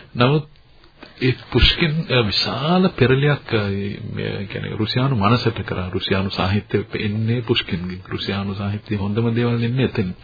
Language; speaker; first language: Sinhala; native; Sinhala